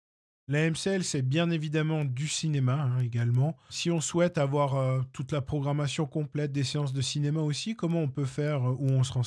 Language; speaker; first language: French; native; French